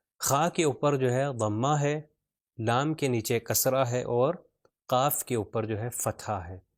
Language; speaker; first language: Urdu; non-native, local second language; Punjabi